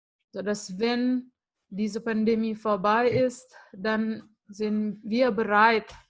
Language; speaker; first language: German; non-native, fluent; Indonesian